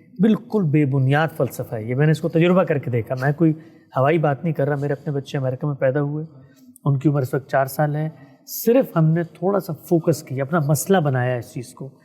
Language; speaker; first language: Urdu; native; Urdu